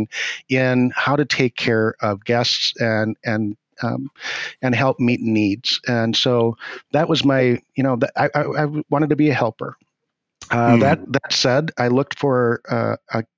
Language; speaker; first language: English; native; English